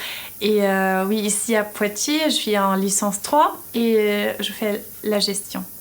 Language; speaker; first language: French; non-native, fluent; German